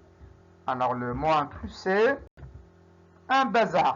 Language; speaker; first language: French; non-native, local second language; Arabic